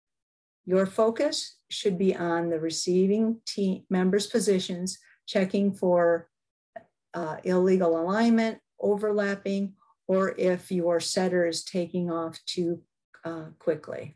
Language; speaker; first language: English; native; English